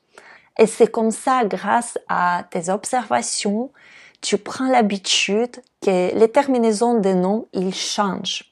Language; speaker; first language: French; non-native, fluent; Russian